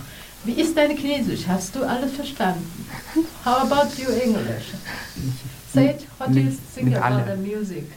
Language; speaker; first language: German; non-native, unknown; Chinese